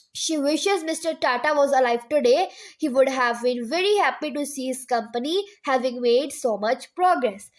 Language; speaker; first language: English; non-native, local second language; Punjabi